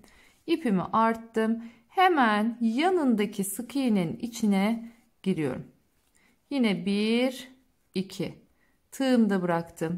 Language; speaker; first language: Turkish; native; Turkish